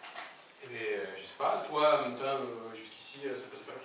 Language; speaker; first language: French; native; French